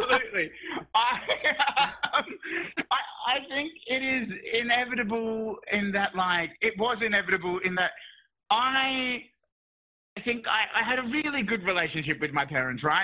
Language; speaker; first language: English; native; English